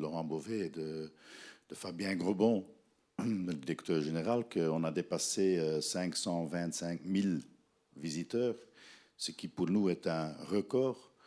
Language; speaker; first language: French; non-native, fluent; Dutch